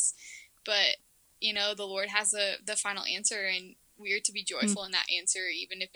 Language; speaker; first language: English; native; English